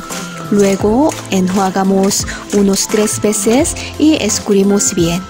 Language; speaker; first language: Spanish; non-native, learner; Korean